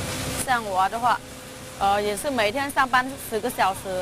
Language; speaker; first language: Chinese; non-native, fluent; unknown